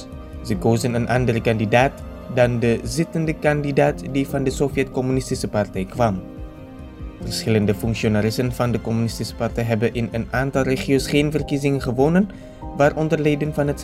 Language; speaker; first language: Dutch; non-native, fluent; Indonesian